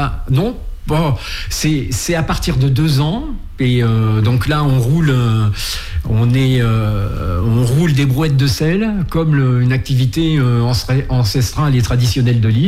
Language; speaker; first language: French; native; French